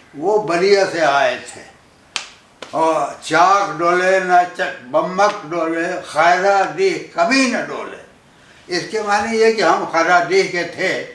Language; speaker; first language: Hindi; non-native, local second language; Bhojpuri